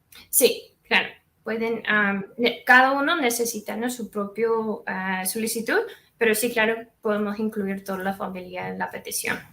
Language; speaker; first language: Spanish; non-native, fluent; English